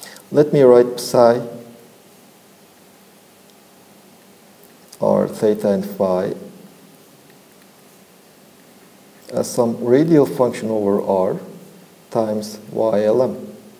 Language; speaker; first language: English; non-native, fluent; Turkish